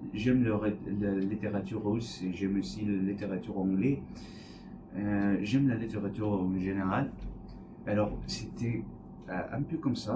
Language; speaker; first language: French; non-native, learner; English